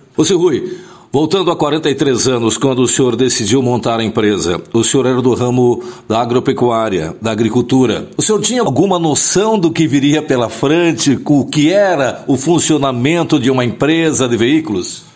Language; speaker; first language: Portuguese; native; Portuguese